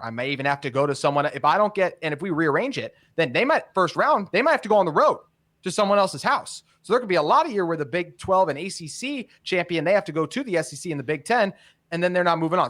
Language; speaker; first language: English; native; English